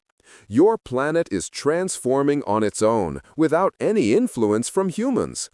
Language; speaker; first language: English; non-native, fluent; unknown